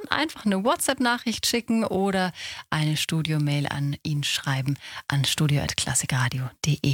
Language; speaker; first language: German; native; German